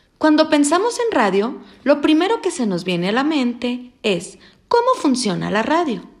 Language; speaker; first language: Spanish; native; Spanish